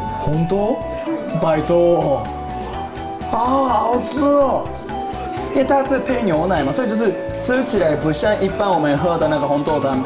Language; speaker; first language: Chinese; non-native, fluent; Japanese